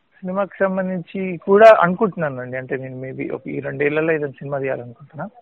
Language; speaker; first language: Telugu; native; Telugu